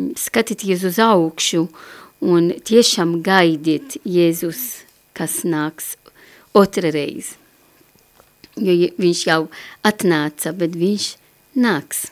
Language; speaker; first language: Latvian; non-native, learner; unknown